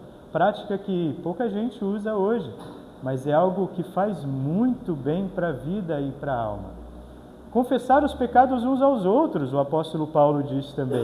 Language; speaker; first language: Portuguese; native; Portuguese